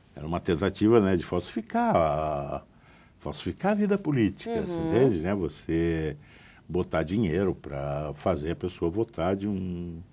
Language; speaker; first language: Portuguese; native; Portuguese